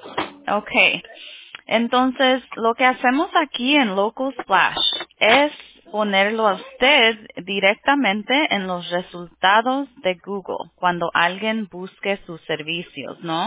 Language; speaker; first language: Spanish; early bilingual, heritage; Spanish